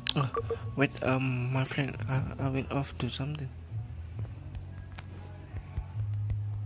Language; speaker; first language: English; non-native, learner; Indonesian